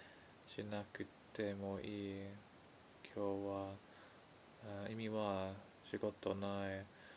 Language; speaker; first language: Japanese; non-native, learner; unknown